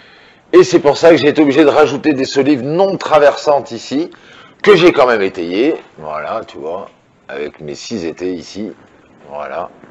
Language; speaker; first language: French; native; French